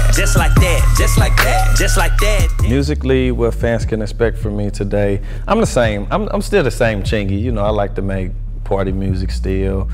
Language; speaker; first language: English; native; English